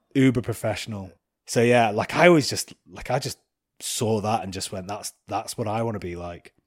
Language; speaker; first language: English; native; English